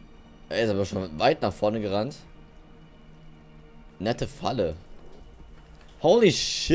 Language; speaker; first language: German; native; German